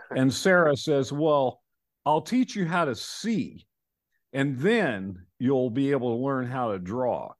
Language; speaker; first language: English; native; English